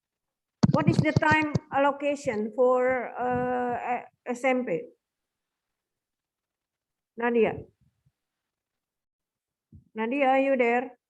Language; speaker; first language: English; non-native, fluent; Indonesian